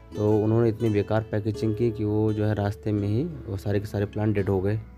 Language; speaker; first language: Hindi; native; Hindi